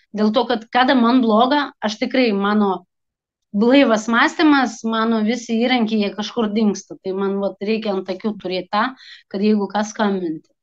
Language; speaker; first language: Lithuanian; non-native, local second language; Russian